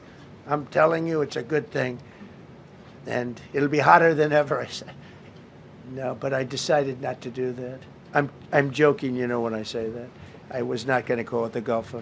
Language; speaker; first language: English; native; English